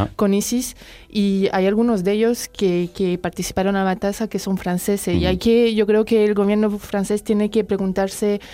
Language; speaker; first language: Spanish; non-native, fluent; French